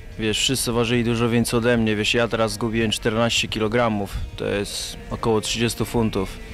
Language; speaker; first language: Polish; native; Polish